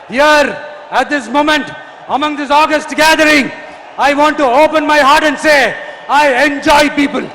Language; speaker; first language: English; non-native, local second language; Tamil